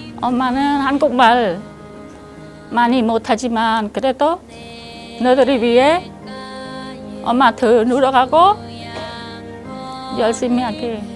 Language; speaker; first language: Korean; non-native, learner; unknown